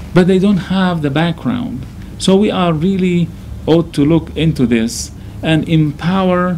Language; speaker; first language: English; non-native, fluent; Arabic